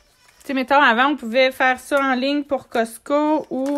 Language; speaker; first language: French; native; French